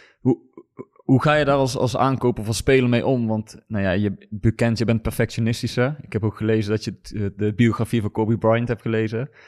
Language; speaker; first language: Dutch; native; Dutch